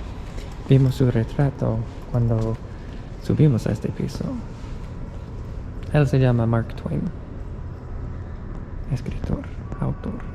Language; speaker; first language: Spanish; non-native, fluent; English